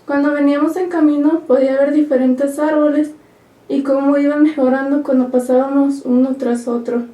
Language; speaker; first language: Spanish; native; Spanish